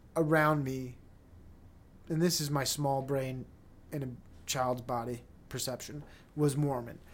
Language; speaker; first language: English; native; English